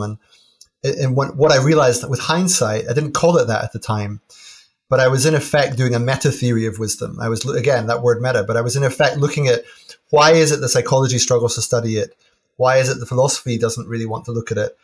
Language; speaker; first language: English; native; English